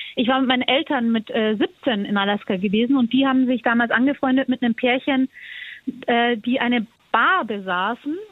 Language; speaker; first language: German; native; German